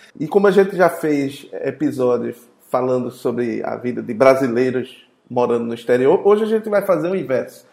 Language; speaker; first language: Portuguese; native; Portuguese